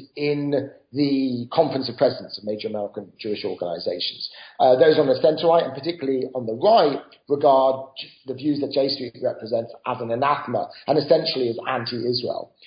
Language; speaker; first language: English; native; English